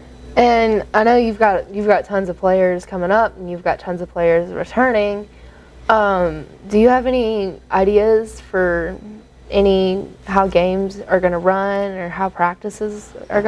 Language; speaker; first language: English; native; English